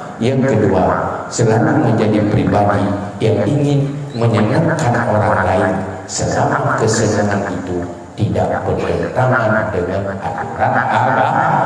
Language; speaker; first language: Malay; non-native, local second language; Achinese